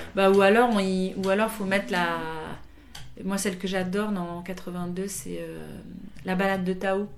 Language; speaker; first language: French; native; French